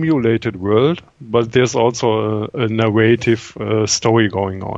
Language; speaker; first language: English; non-native, fluent; German